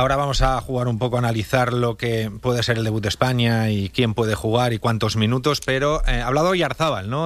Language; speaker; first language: Spanish; native; Spanish